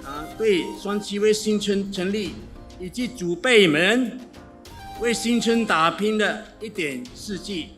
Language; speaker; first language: Chinese; native; Chinese